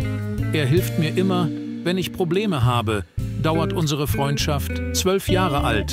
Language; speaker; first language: German; non-native, learner; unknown